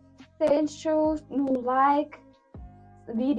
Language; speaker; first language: Portuguese; non-native, learner; Kyrgyz